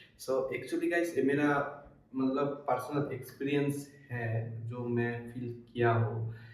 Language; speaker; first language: Hindi; non-native, local second language; Bangla